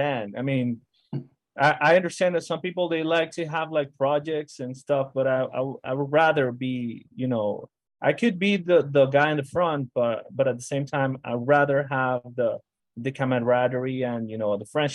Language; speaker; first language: English; non-native, fluent; Spanish